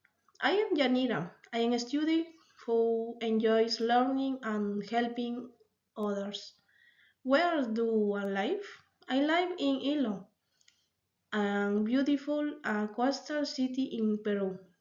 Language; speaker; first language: English; non-native, learner; Spanish